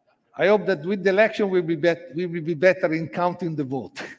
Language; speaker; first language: English; non-native, learner; Italian